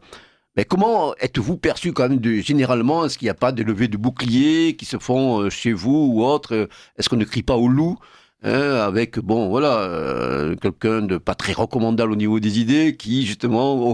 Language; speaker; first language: French; native; French